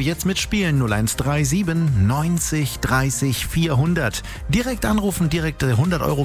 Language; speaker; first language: German; native; German